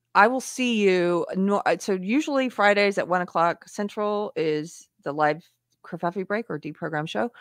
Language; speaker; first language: English; native; English